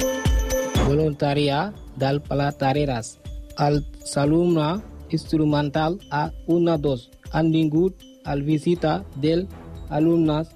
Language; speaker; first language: Catalan; non-native, learner; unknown